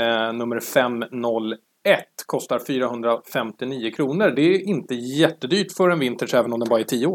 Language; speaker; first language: Swedish; native; Swedish